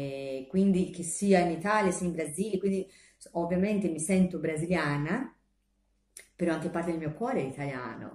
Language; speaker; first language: Italian; non-native, fluent; Portuguese